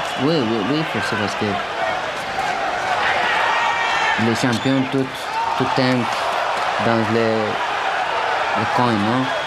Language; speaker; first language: French; non-native, learner; Romanian